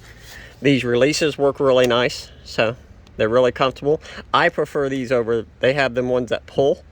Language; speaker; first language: English; native; English